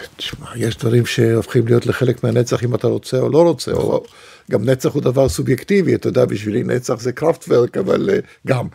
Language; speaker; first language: Hebrew; native; Hebrew